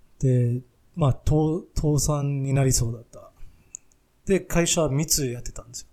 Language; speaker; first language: Japanese; non-native, fluent; English